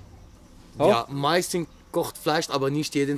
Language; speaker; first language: German; non-native, learner; Arabic